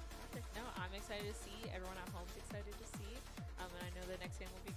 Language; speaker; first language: English; native; English